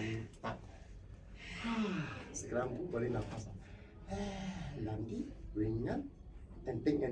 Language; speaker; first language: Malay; non-native, local second language; Cantonese